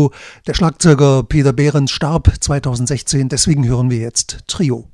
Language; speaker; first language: German; native; German